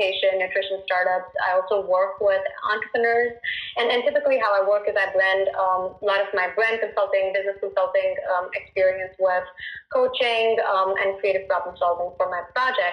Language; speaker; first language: English; non-native, local second language; Punjabi